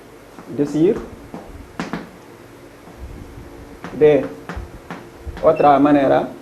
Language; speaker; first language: Spanish; non-native, fluent; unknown